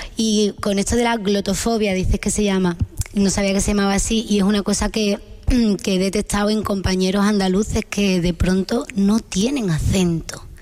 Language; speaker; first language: Spanish; native; Spanish